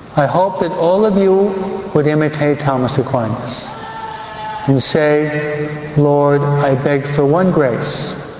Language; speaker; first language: English; native; English